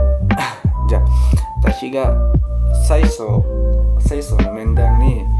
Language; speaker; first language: Japanese; non-native, learner; Indonesian